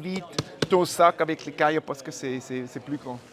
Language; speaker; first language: French; non-native, fluent; German